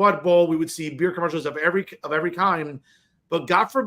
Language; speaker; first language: English; native; English